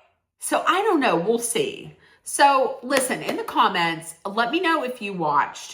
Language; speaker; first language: English; native; English